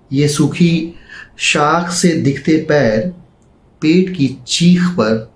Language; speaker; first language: Hindi; native; Hindi